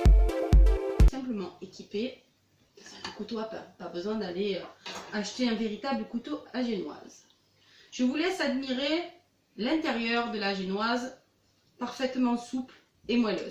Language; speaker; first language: French; native; French